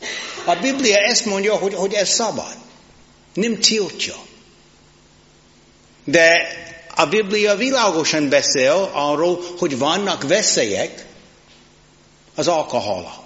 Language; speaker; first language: Hungarian; non-native, fluent; English